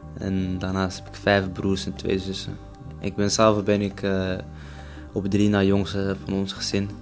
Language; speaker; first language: Dutch; early bilingual, other home language; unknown